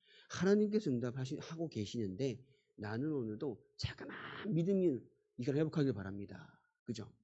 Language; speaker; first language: Korean; native; Korean